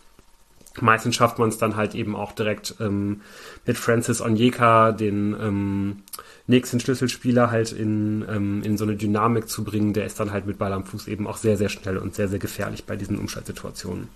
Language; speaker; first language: German; native; German